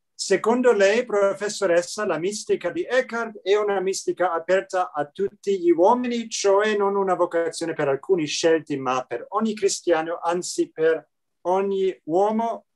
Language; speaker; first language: Italian; non-native, fluent; English